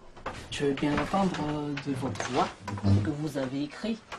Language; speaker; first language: French; non-native, local second language; Malagasy